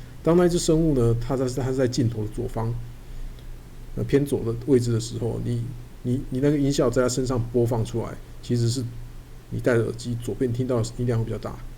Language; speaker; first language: Chinese; native; Chinese